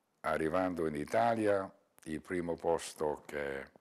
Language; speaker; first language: Italian; non-native, learner; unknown